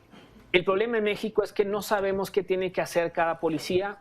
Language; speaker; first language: Spanish; native; Spanish